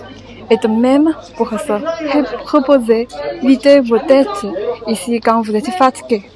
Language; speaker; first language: French; non-native, learner; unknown